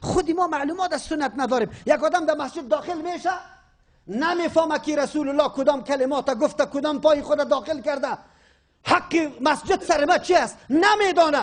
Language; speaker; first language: Persian; native; Persian